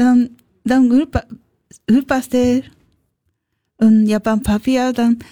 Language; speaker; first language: German; non-native, learner; Japanese